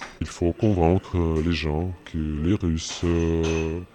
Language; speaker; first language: French; non-native, fluent; Russian